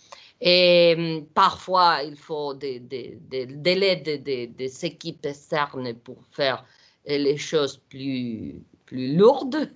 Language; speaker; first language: French; non-native, learner; Portuguese